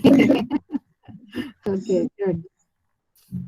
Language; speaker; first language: English; non-native, fluent; Hindi